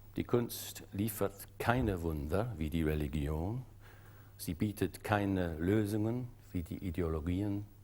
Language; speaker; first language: German; non-native, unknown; English